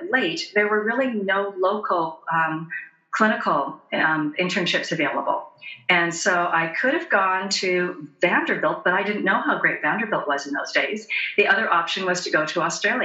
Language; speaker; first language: English; native; English